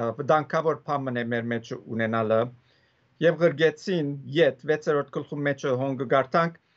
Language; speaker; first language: Armenian; early bilingual, heritage; Armenian